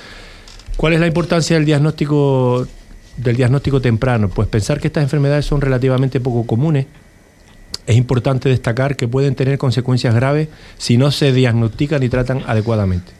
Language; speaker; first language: Spanish; native; Spanish